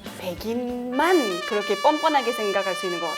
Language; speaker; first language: Korean; non-native, fluent; English